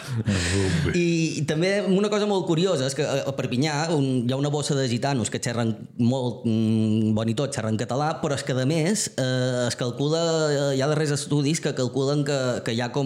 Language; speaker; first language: Catalan; native; Catalan